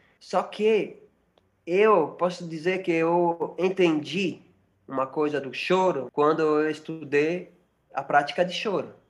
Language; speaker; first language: Portuguese; non-native, fluent; Spanish